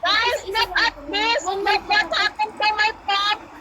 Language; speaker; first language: English; non-native, local second language; Filipino